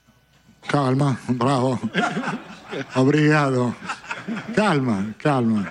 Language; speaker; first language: Portuguese; non-native, fluent; Italian